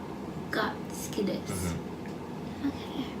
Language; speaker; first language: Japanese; non-native, learner; English